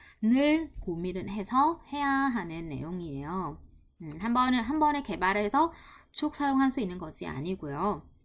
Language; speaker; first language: Korean; non-native, fluent; Vietnamese